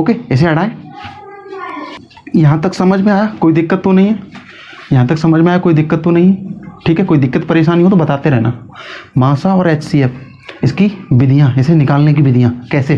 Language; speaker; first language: Hindi; native; Hindi